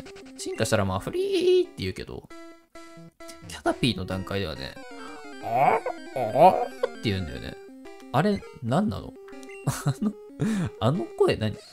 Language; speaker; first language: Japanese; native; Japanese